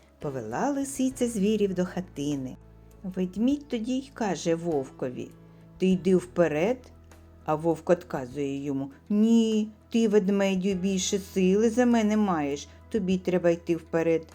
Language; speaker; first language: Ukrainian; native; Ukrainian